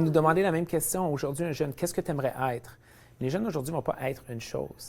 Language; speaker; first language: French; native; French